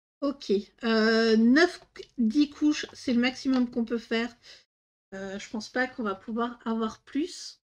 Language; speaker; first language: French; native; French